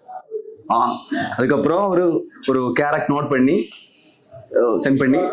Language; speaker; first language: Tamil; non-native, learner; Malayalam